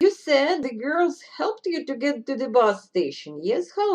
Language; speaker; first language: English; non-native, fluent; Russian